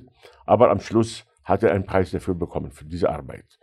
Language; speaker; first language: German; non-native, fluent; Arabic